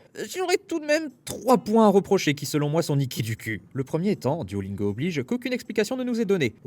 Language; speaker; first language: French; native; French